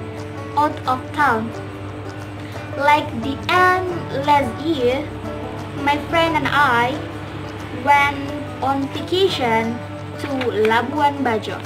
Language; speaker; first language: English; non-native, learner; Indonesian